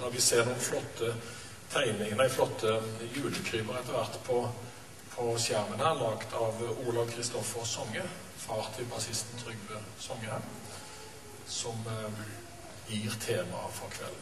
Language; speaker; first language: Norwegian; native; Norwegian